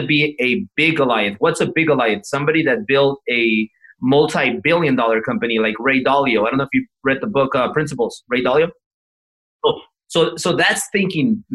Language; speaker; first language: English; early bilingual, other home language; Spanish